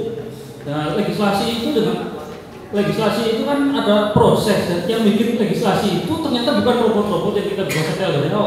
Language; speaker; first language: Indonesian; native; Indonesian